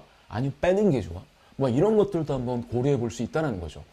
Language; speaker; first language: Korean; native; Korean